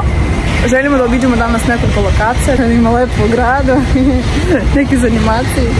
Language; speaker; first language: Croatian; non-native, learner; Russian